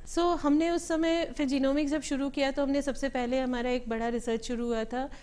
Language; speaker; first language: Hindi; native; Hindi